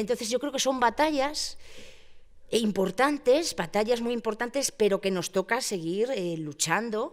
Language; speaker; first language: Spanish; native; Spanish